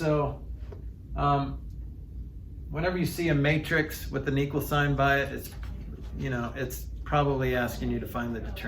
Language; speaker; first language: English; native; English